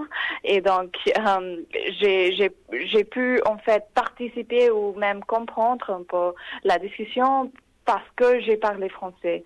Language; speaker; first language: French; non-native, fluent; English